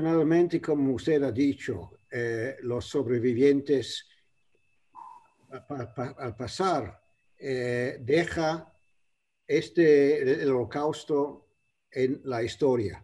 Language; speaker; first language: Spanish; non-native, fluent; English